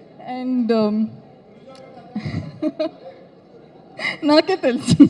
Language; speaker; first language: Telugu; non-native, fluent; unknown